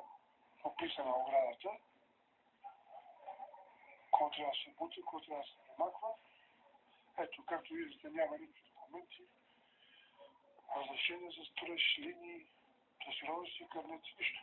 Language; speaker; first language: Bulgarian; native; Bulgarian